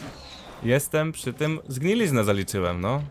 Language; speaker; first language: Polish; native; Polish